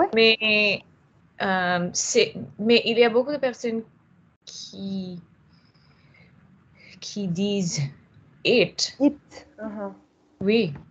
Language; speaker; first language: French; non-native, learner; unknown